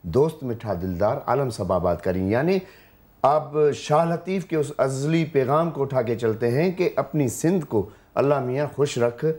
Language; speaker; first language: Urdu; non-native, local second language; Sindhi